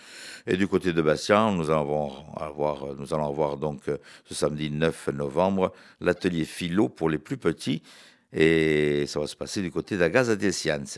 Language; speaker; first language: French; native; French